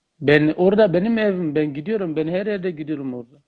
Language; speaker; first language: Turkish; non-native, learner; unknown